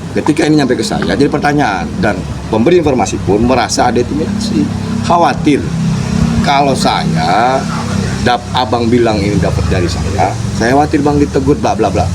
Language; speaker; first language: Indonesian; native; Indonesian